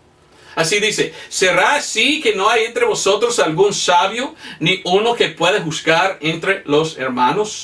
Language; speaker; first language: Spanish; non-native, fluent; English